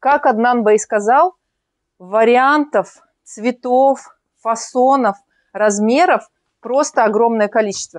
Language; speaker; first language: Russian; native; Russian